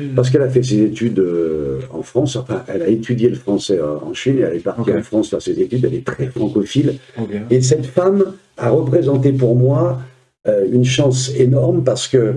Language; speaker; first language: French; native; French